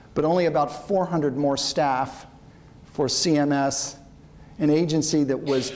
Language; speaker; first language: English; native; English